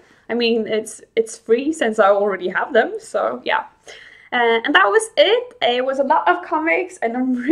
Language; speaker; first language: English; non-native, fluent; Swedish